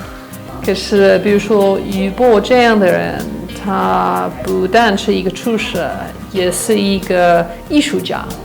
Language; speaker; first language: Chinese; non-native, fluent; English